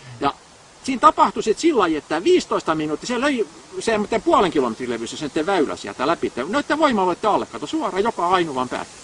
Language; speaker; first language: Finnish; native; Finnish